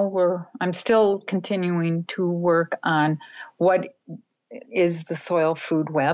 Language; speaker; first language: English; native; English